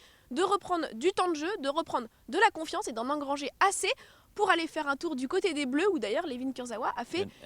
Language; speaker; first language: French; native; French